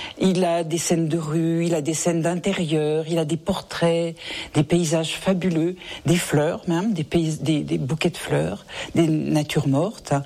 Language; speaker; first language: French; native; French